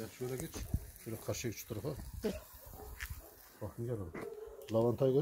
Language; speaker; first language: Turkish; native; Turkish